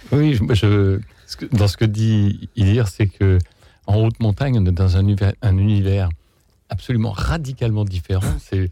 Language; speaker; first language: French; native; French